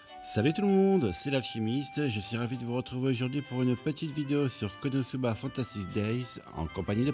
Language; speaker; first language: French; native; French